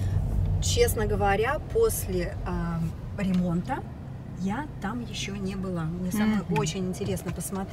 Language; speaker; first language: Russian; native; Russian